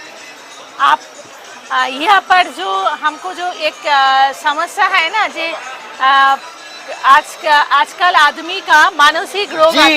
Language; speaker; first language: Hindi; non-native, local second language; Bangla